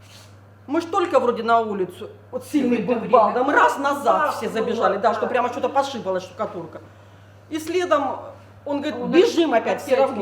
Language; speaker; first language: Russian; native; Russian